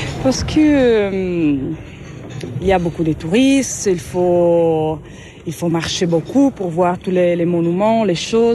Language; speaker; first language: French; non-native, learner; Italian